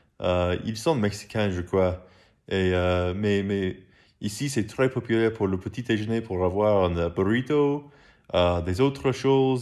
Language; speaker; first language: French; non-native, learner; English